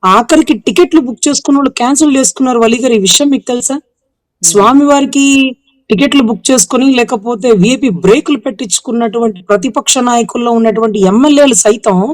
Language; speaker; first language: Telugu; native; Telugu